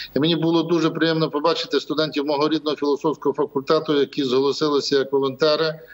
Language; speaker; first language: Ukrainian; native; Ukrainian